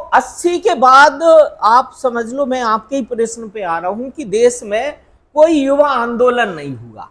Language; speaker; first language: Hindi; native; Hindi